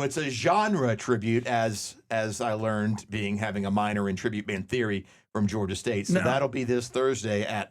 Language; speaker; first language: English; native; English